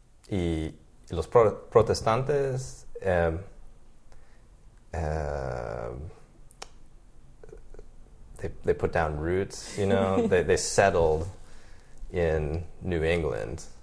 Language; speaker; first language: English; native; English